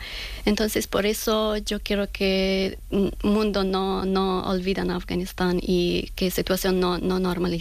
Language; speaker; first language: Spanish; non-native, learner; Persian